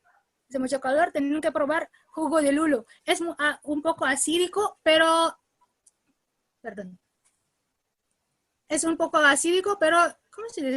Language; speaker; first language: Spanish; non-native, learner; Indonesian